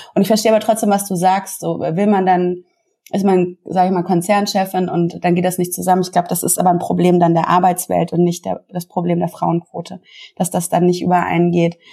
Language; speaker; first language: German; native; German